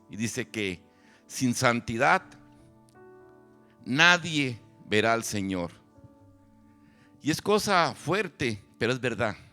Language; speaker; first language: Spanish; native; Spanish